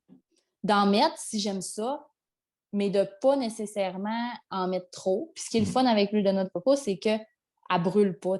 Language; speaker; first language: French; native; French